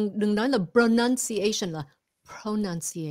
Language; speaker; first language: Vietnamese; early bilingual, heritage; Vietnamese